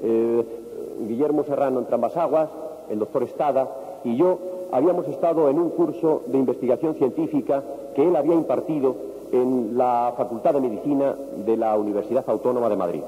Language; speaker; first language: Spanish; native; Spanish